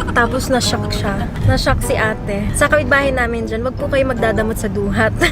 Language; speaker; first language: Filipino; native; Filipino